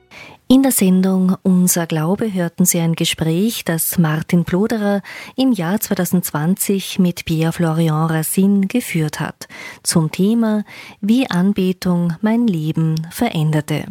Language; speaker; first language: German; native; German